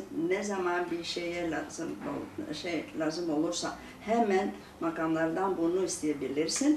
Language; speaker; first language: Turkish; non-native, local second language; Greek